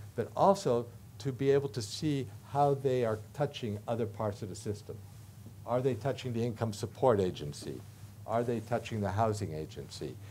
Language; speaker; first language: English; native; English